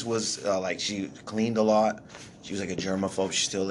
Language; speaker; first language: English; native; English